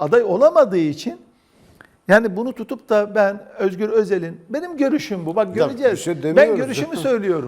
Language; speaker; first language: Turkish; native; Turkish